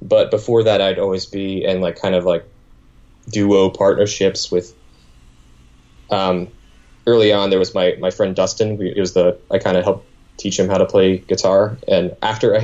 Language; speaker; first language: English; native; English